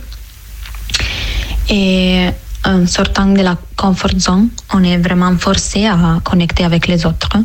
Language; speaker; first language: French; non-native, fluent; Italian